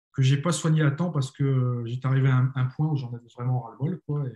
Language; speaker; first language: French; native; French